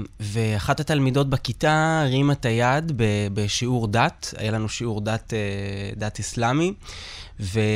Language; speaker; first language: Hebrew; non-native, local second language; Arabic